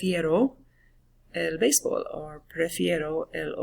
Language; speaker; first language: Spanish; non-native, fluent; English